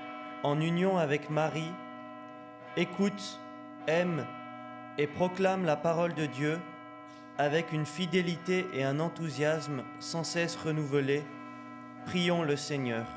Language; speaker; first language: French; native; French